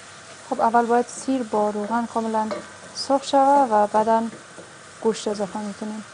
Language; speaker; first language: Persian; native; Persian